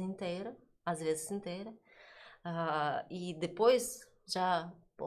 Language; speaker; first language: Portuguese; non-native, learner; Russian